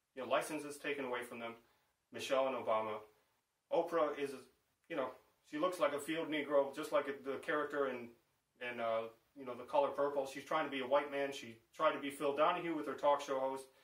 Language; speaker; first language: English; native; English